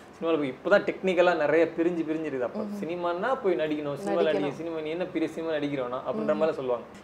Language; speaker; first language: Tamil; native; Tamil